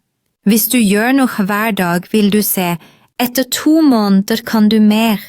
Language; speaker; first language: Norwegian; non-native, fluent; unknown